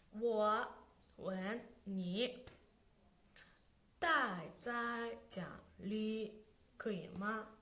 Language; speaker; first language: Chinese; non-native, learner; Kyrgyz